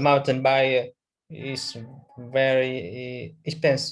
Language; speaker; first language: English; non-native, learner; Vietnamese